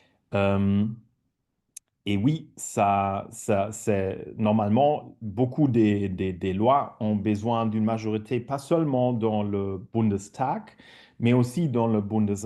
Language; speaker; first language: French; non-native, fluent; German